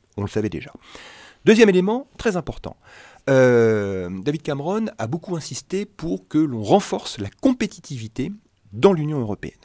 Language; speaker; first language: French; native; French